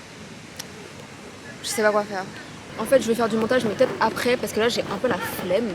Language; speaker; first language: French; native; French